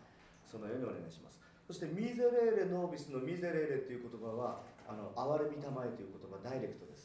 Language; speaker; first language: Japanese; native; Japanese